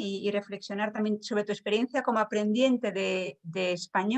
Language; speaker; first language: Spanish; native; Spanish